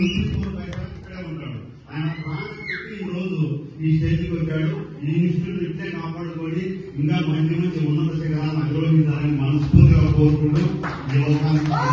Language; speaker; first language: Telugu; native; Telugu